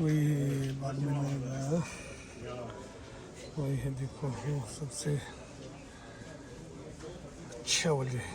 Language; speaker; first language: Hindi; non-native, local second language; Tibetan